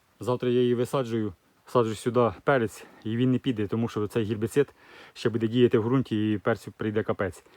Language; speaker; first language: Ukrainian; native; Ukrainian